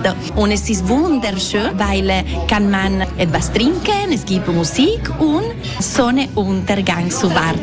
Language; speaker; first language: German; non-native, local second language; Italian